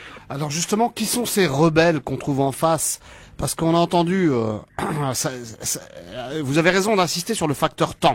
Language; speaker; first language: French; native; French